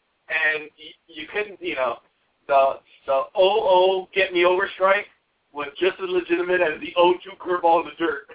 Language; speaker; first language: English; native; English